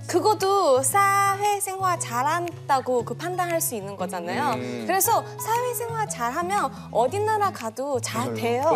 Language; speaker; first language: Korean; non-native, fluent; Chinese